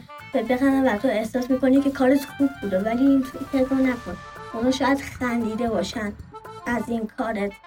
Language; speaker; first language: Persian; native; Persian